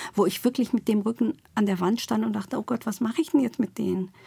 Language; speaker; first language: German; native; German